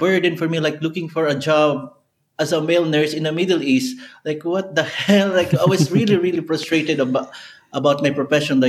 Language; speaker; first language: English; non-native, local second language; Bikol